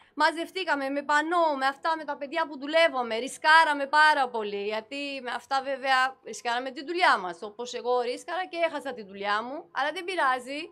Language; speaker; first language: Greek; non-native, fluent; Romanian